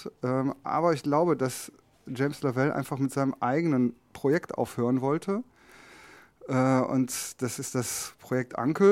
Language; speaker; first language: German; native; German